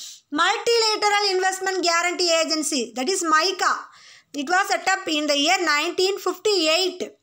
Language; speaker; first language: English; non-native, local second language; Tamil